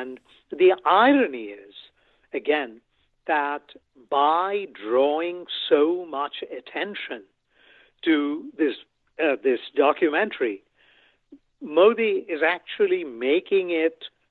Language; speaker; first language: English; non-native, local second language; Bangla